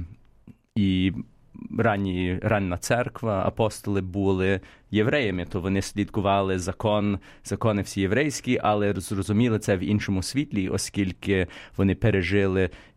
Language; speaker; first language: Ukrainian; early bilingual, heritage; Ukrainian